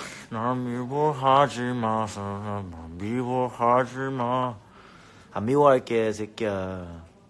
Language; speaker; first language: Korean; early bilingual, heritage; Korean